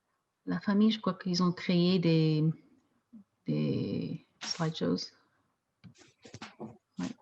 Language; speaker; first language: French; non-native, fluent; English